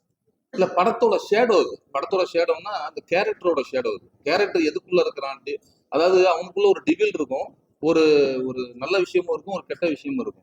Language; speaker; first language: Tamil; native; Tamil